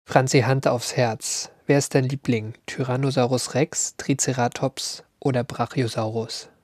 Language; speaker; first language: German; native; German